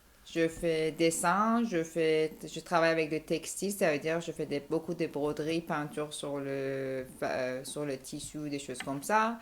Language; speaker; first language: French; non-native, fluent; Persian